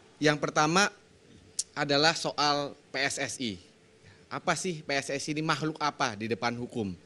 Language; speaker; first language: Indonesian; native; Indonesian